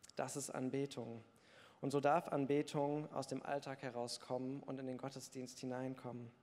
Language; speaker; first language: German; native; German